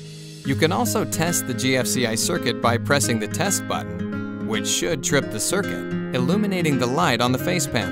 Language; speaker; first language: English; native; English